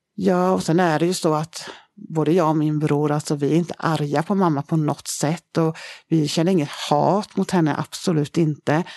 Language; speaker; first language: Swedish; native; Swedish